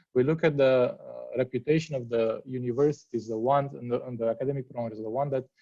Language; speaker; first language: English; non-native, fluent; Romanian